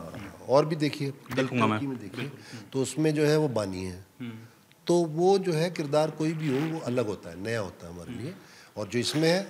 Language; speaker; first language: Hindi; native; Hindi